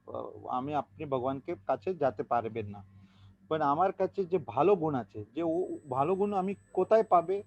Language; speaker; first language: Bangla; non-native, learner; Hindi